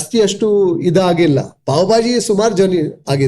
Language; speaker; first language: Kannada; non-native, local second language; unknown